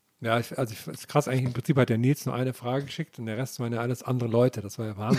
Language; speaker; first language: German; native; German